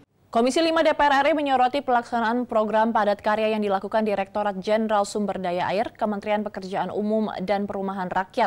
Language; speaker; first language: Indonesian; native; Indonesian